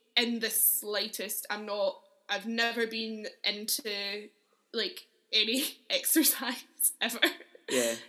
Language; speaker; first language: English; native; English